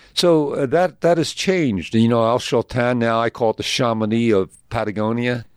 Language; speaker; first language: English; native; English